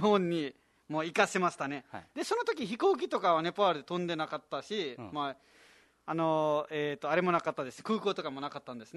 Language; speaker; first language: Japanese; non-native, fluent; Nepali